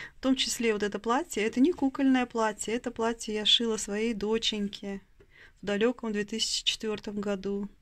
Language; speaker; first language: Russian; native; Russian